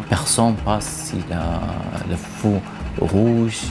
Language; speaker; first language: French; non-native, learner; Arabic